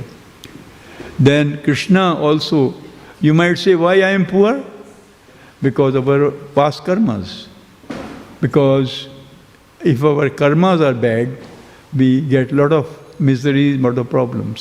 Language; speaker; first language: English; non-native, local second language; Hindi